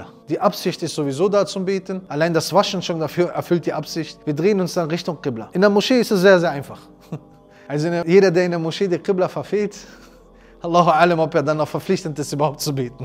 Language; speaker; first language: German; native; German